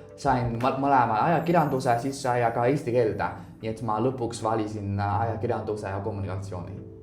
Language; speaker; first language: Estonian; non-native, fluent; Chinese